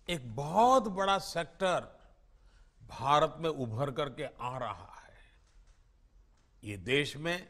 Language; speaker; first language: Hindi; non-native, local second language; Gujarati